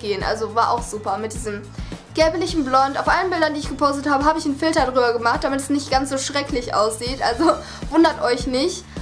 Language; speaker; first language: German; early bilingual, other home language; Vietnamese